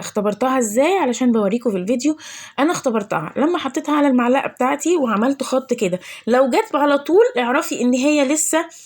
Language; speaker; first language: Arabic; native; Arabic